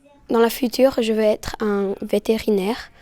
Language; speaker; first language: French; early bilingual, heritage; English